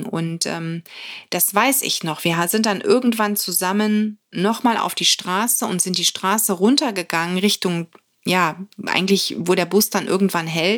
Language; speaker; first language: German; native; German